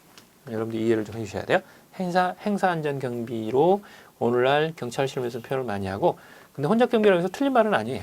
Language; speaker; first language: Korean; native; Korean